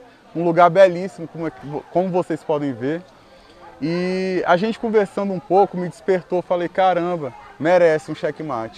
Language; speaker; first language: Portuguese; native; Portuguese